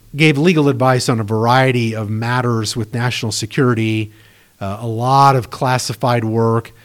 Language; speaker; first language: English; native; English